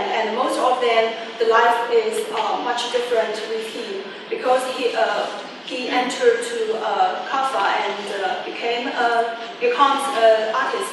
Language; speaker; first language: English; non-native, learner; Chinese